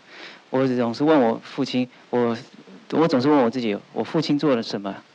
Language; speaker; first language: Chinese; native; Chinese